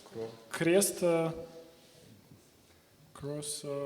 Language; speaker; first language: Russian; native; Russian